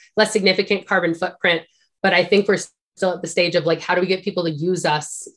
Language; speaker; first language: English; native; English